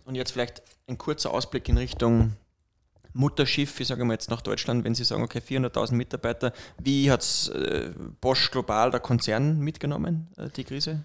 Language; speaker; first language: German; native; German